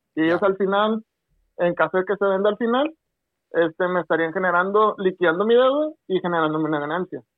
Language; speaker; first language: Spanish; native; Spanish